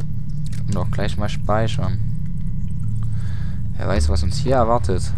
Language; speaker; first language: German; native; German